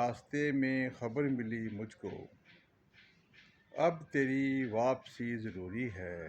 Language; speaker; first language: Urdu; native; Urdu